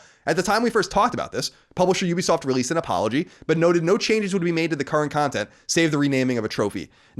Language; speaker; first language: English; native; English